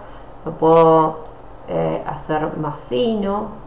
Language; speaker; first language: Spanish; native; Spanish